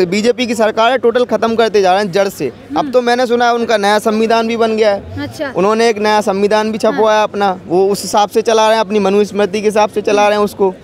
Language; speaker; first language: Hindi; native; Hindi